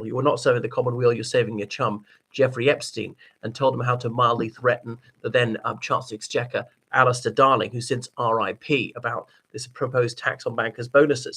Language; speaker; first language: English; native; English